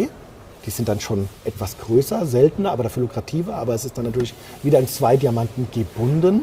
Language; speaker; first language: German; native; German